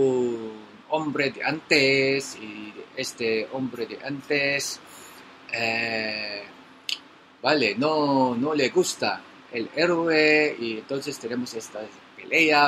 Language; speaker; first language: Spanish; non-native, learner; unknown